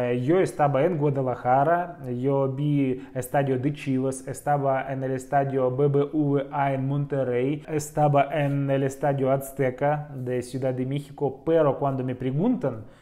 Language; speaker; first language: Spanish; non-native, learner; Russian